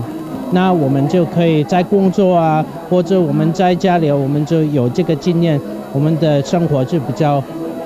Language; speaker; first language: Chinese; non-native, fluent; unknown